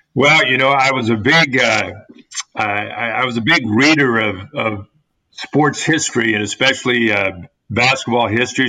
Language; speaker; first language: English; native; English